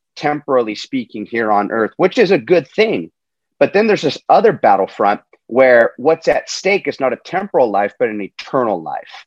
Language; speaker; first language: English; native; English